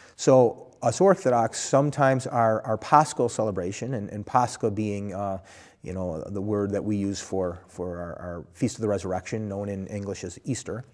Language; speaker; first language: English; native; English